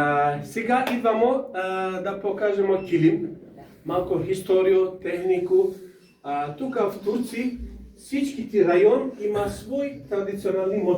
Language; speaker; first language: Bulgarian; non-native, learner; Serbian